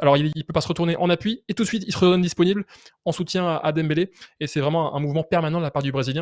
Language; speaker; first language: French; native; French